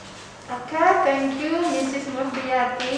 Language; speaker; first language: English; non-native, fluent; Indonesian